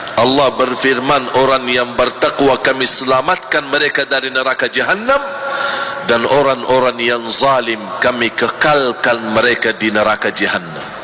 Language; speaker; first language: Malay; non-native, fluent; Arabic